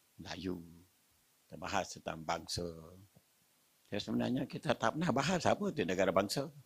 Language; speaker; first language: Malay; native; Malay